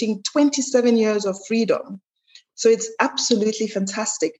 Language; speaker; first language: English; non-native, local second language; Zulu